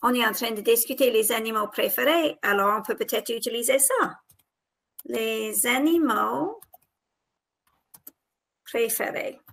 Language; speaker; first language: French; non-native, fluent; English